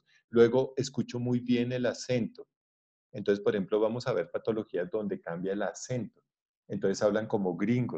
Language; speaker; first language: Spanish; native; Spanish